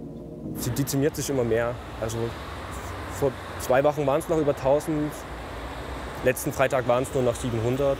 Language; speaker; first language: German; native; German